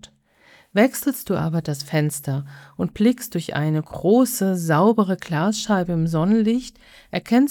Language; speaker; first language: German; native; German